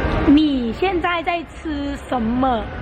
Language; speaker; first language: Chinese; non-native, fluent; Thai